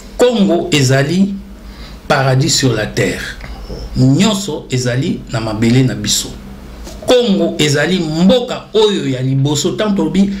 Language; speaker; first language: Lingala; non-native, local second language; Kongo